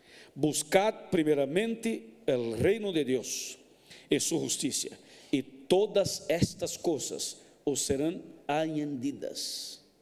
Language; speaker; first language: Spanish; non-native, fluent; Portuguese